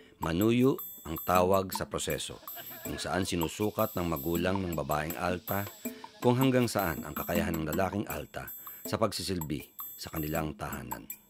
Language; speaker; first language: Filipino; native; Filipino